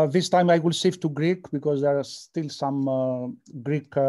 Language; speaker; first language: English; non-native, fluent; Greek